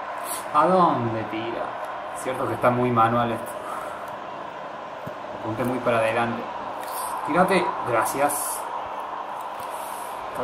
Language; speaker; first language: Spanish; native; Spanish